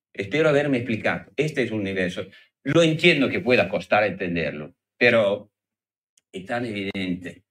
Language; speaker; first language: Spanish; non-native, fluent; Italian